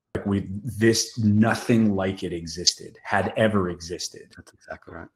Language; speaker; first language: English; native; English